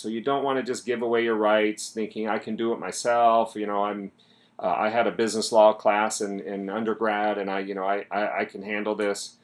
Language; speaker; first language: English; native; English